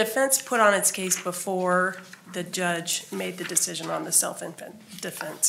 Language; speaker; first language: English; native; English